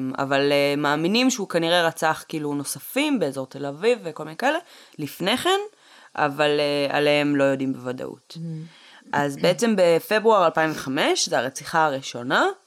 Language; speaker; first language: Hebrew; early bilingual, other home language; Russian